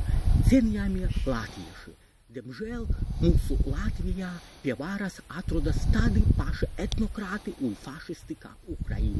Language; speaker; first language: Latvian; non-native, local second language; Russian